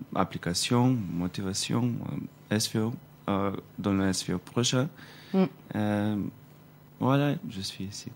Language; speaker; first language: French; non-native, learner; Macedonian